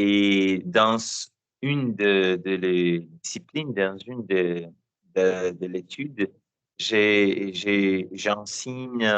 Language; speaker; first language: French; non-native, learner; Portuguese